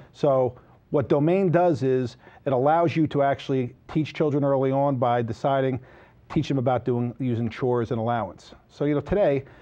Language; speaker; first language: English; native; English